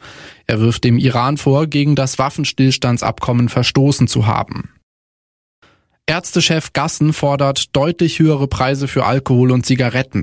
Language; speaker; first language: German; native; German